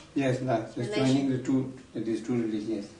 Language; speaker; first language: English; non-native, learner; Tibetan